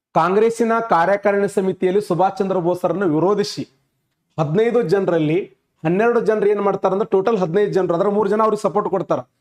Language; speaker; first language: Kannada; native; Kannada